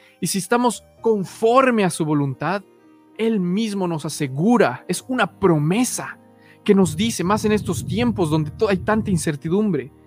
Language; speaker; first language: Spanish; native; Spanish